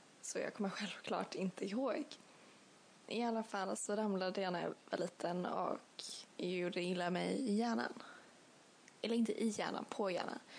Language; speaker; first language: Swedish; native; Swedish